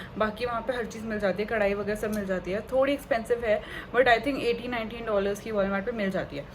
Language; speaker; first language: Hindi; native; Hindi